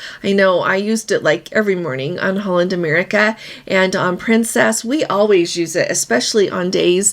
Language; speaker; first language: English; native; English